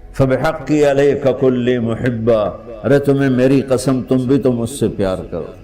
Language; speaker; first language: Urdu; non-native, local second language; Punjabi